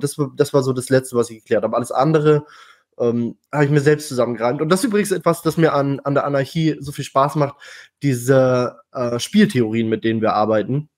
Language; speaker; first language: German; native; German